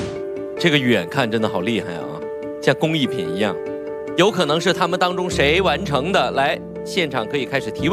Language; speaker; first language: Chinese; native; Chinese